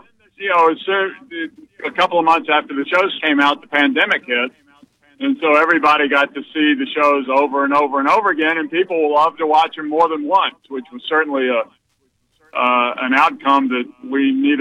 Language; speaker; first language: English; native; English